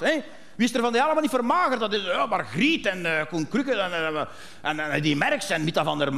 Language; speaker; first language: Dutch; native; Dutch